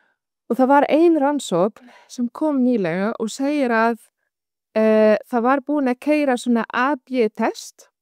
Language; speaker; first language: Icelandic; non-native, fluent; Arabic